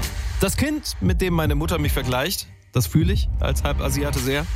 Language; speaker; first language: German; native; German